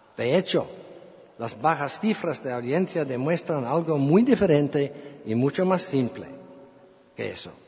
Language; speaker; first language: Spanish; non-native, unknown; English